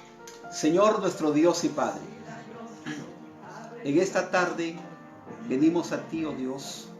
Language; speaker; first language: Spanish; native; Spanish